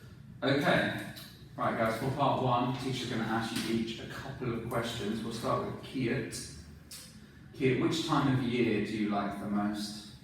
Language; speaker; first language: English; non-native, fluent; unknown